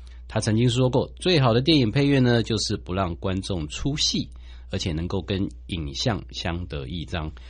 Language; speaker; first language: Chinese; native; Chinese